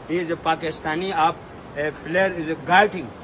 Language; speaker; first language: English; non-native, learner; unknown